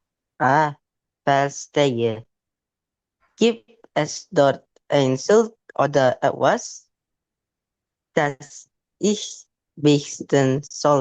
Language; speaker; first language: German; non-native, learner; Indonesian